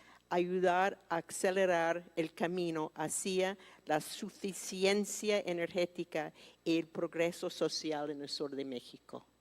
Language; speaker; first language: Spanish; non-native, fluent; English